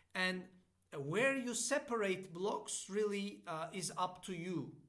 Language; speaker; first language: English; non-native, fluent; Turkish